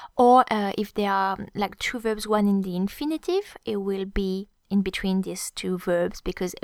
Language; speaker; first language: English; non-native, fluent; French